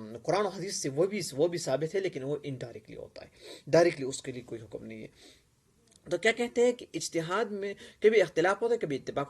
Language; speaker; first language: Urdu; non-native, local second language; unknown